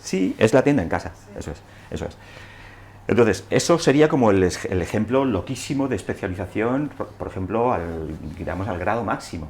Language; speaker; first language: Spanish; native; Spanish